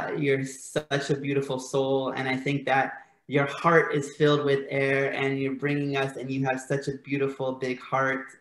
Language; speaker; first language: English; native; English